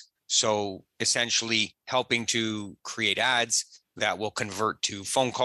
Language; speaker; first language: English; native; English